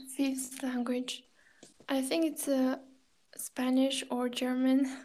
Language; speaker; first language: English; non-native, learner; Kazakh